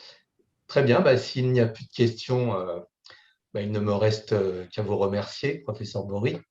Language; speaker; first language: French; native; French